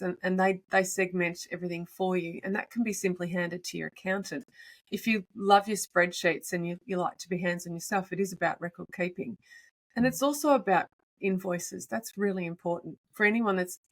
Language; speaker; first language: English; native; English